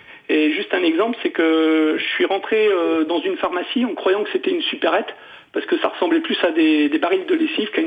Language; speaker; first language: French; native; French